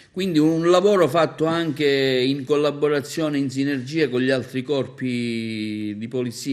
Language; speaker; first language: Italian; native; Italian